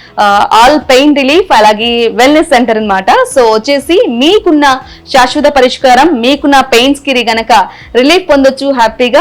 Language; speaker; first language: Telugu; native; Telugu